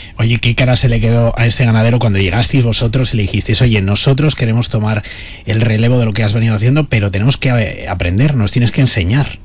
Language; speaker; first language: Spanish; native; Spanish